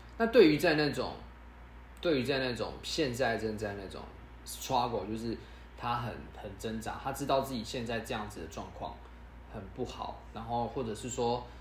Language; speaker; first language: Chinese; native; Chinese